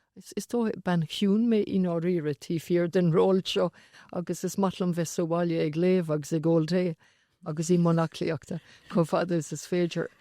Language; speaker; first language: Irish; non-native, local second language; English